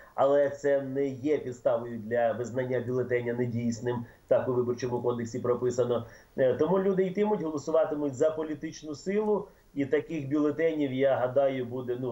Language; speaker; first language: Ukrainian; native; Ukrainian